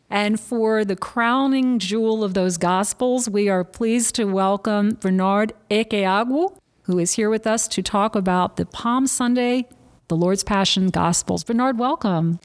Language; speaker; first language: English; native; English